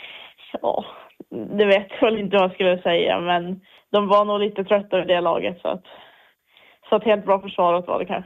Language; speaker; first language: Swedish; native; Swedish